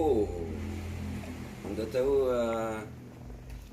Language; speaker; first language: Indonesian; non-native, learner; French